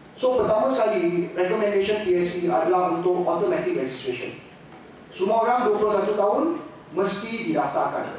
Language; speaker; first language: Malay; non-native, local second language; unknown